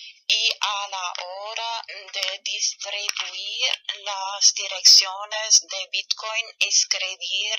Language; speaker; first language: Spanish; non-native, fluent; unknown